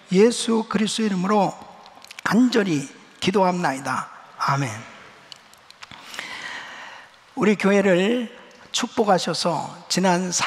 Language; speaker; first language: Korean; native; Korean